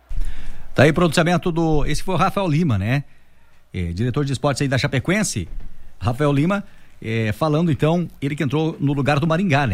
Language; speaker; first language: Portuguese; native; Portuguese